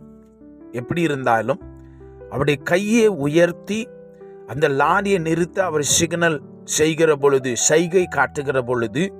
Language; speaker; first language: Tamil; native; Tamil